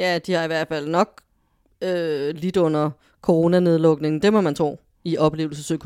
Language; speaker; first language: Danish; native; Danish